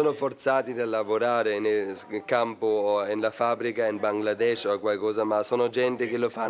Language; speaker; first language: Italian; non-native, fluent; German